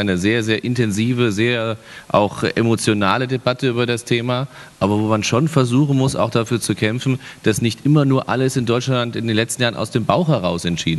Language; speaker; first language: German; native; German